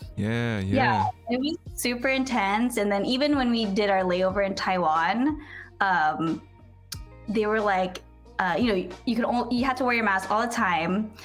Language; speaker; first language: English; native; English